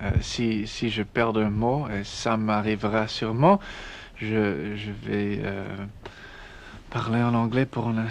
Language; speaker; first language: French; non-native, learner; English